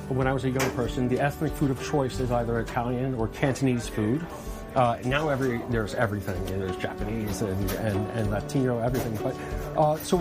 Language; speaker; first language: English; native; English